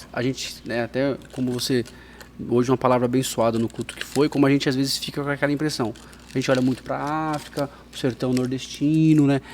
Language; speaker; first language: Portuguese; native; Portuguese